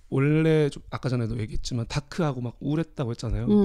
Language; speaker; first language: Korean; native; Korean